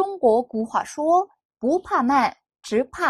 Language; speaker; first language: Chinese; non-native, fluent; Korean